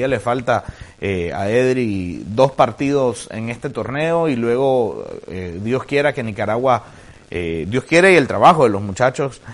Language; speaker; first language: Spanish; native; Spanish